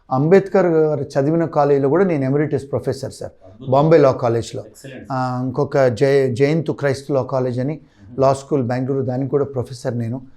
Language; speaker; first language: Telugu; native; Telugu